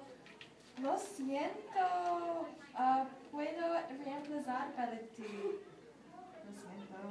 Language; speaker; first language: Spanish; non-native, learner; English